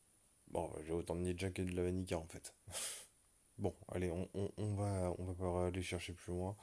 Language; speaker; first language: French; native; French